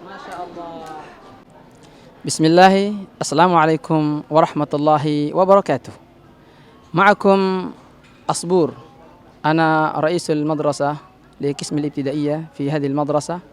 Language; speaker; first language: Arabic; non-native, fluent; Indonesian